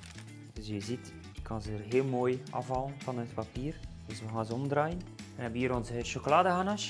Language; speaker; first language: Dutch; native; Dutch